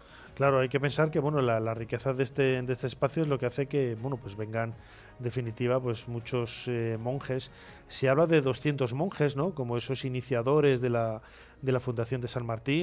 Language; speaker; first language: Spanish; native; Spanish